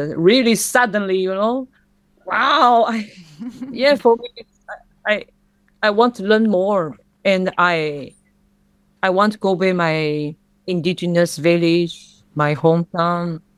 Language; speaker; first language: English; non-native, learner; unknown